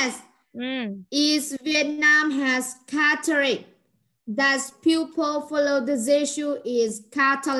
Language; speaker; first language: English; non-native, learner; Vietnamese